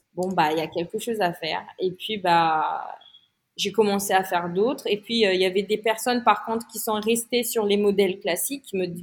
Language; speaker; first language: French; non-native, local second language; Malagasy